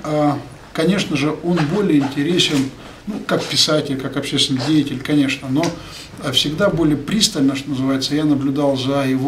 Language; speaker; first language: Russian; native; Russian